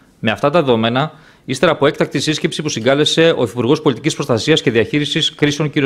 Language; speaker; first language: Greek; native; Greek